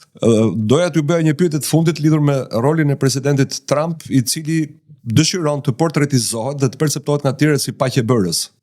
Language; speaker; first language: Albanian; native; Albanian